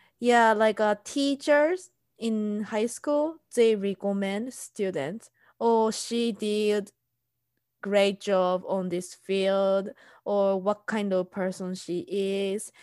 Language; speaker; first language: English; non-native, fluent; Japanese